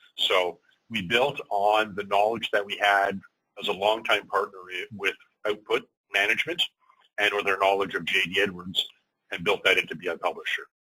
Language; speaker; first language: English; native; English